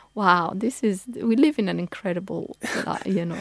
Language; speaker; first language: English; non-native, local second language; Somali